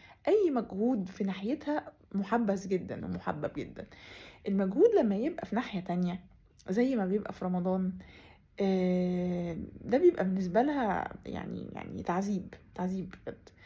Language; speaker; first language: Arabic; native; Arabic